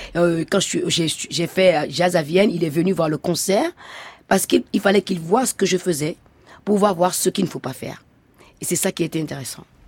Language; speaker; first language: French; non-native, local second language; Fon